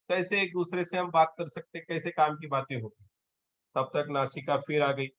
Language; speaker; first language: Hindi; non-native, local second language; Marathi